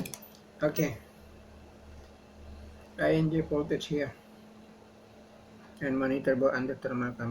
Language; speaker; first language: English; non-native, learner; Indonesian